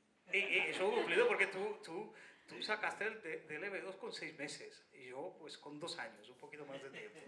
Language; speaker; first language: Spanish; non-native, fluent; Bangla